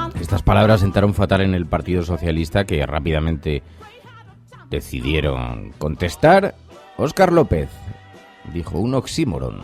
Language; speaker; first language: Spanish; native; Spanish